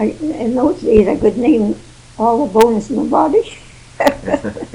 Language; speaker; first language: English; native; English